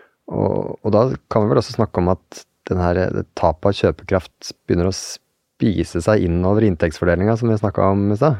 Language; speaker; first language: Norwegian; native; Norwegian